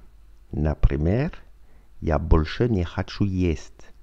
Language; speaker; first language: Russian; non-native, learner; French